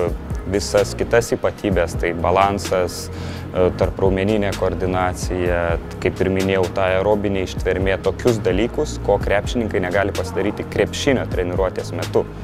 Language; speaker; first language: Lithuanian; native; Lithuanian